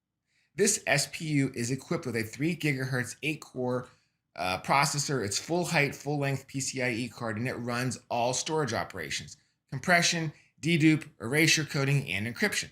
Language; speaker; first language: English; native; English